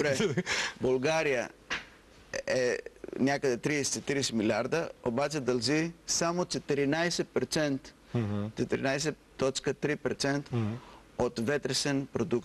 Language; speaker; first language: Bulgarian; non-native, fluent; Greek